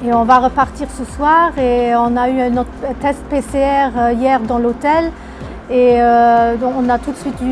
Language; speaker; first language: French; non-native, local second language; Luxembourgish